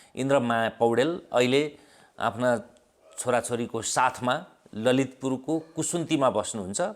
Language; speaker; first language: Nepali; native; Nepali